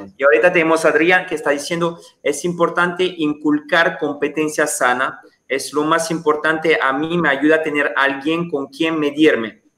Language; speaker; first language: Spanish; non-native, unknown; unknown